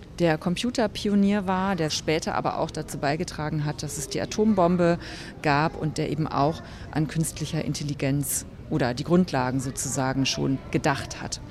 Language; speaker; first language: German; native; German